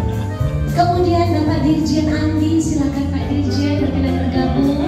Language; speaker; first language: Indonesian; native; Indonesian